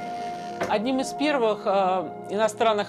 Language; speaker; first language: Russian; native; Russian